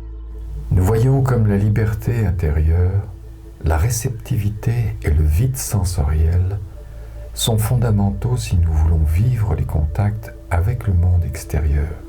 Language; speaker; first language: French; native; French